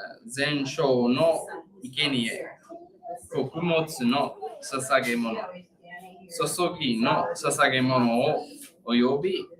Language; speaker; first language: Japanese; non-native, learner; English